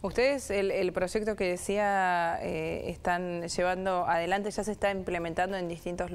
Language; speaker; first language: Spanish; native; Spanish